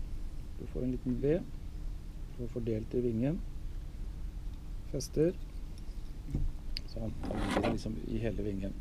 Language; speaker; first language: Norwegian; native; Norwegian